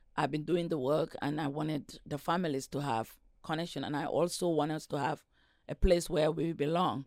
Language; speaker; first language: English; non-native, local second language; Wolof